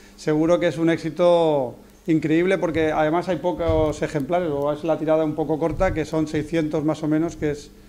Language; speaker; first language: Spanish; non-native, local second language; Catalan